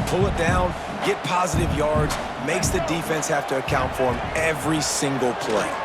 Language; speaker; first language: English; native; English